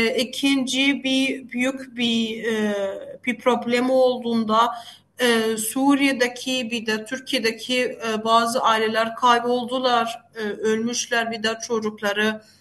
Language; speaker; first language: Turkish; non-native, fluent; Arabic